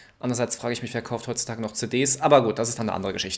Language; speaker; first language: German; native; German